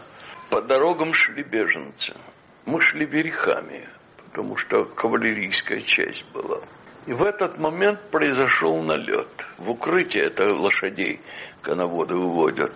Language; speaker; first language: Russian; native; Russian